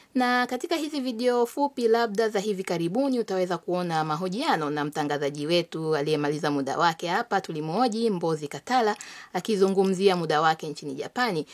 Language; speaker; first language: Swahili; native; Swahili